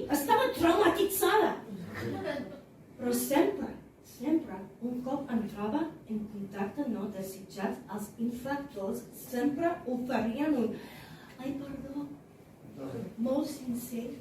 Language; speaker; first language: Catalan; non-native, fluent; English